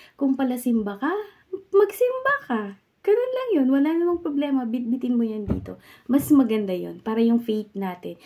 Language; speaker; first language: Filipino; native; Filipino